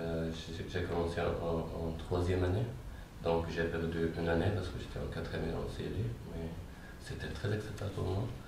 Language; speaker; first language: French; non-native, fluent; Arabic